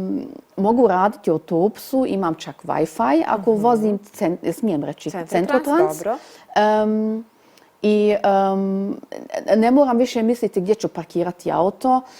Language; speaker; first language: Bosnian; early bilingual, heritage; Bosnian